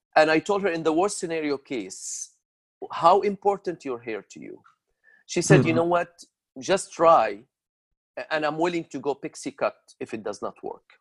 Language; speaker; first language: English; non-native, fluent; Arabic